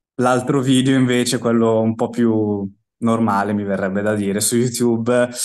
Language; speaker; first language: Italian; native; Italian